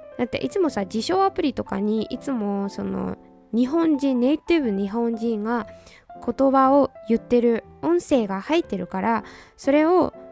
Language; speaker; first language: Japanese; non-native, fluent; Burmese